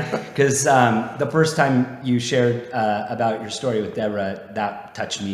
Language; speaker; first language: English; native; English